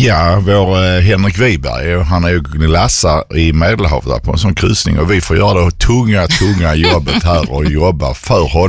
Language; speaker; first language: Swedish; native; Swedish